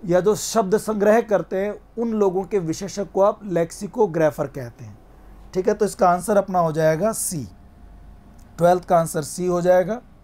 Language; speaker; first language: Hindi; native; Hindi